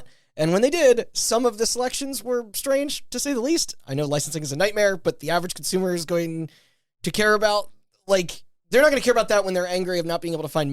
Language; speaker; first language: English; native; English